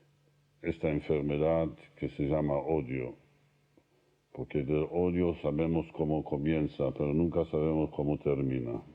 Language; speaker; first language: Spanish; non-native, fluent; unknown